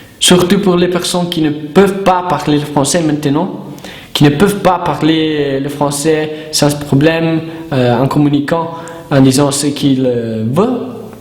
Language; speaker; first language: French; non-native, learner; Italian